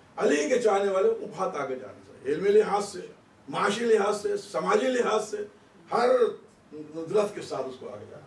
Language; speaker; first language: Urdu; native; Urdu